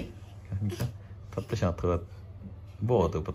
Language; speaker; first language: Chinese; native; Chinese